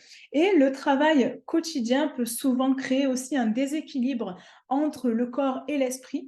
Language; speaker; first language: French; native; French